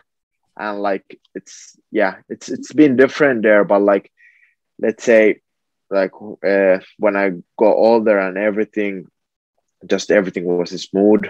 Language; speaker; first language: English; non-native, fluent; Finnish